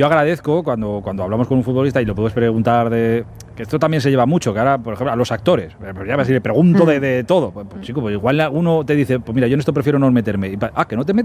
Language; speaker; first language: Spanish; native; Spanish